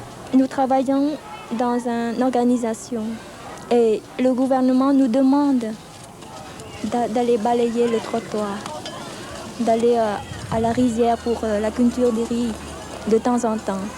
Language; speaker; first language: French; non-native, fluent; Khmer